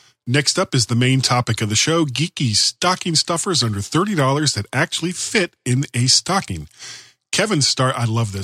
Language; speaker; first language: English; native; English